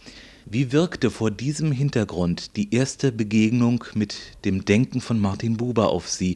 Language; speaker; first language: German; native; German